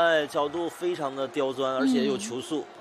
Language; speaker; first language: Chinese; native; Chinese